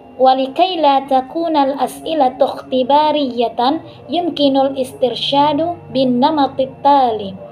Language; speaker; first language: Arabic; non-native, learner; Indonesian